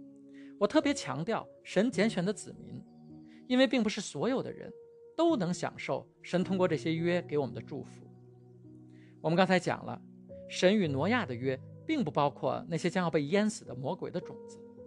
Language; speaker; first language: Chinese; native; Chinese